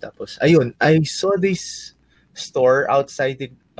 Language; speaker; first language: English; non-native, local second language; Aklanon